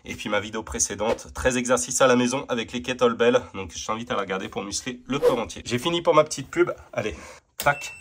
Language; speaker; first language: French; native; French